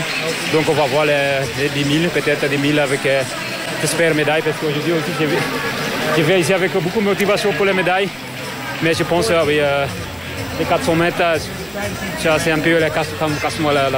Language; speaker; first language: French; non-native, learner; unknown